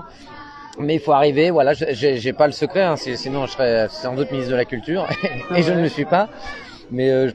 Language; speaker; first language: French; native; French